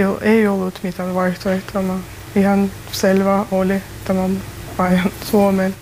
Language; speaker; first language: Finnish; non-native, learner; Ukrainian